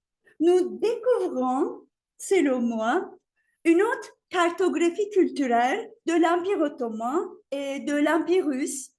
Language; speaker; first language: French; non-native, fluent; Turkish